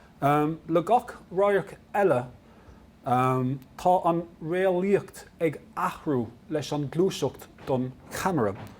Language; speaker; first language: Irish; non-native, local second language; English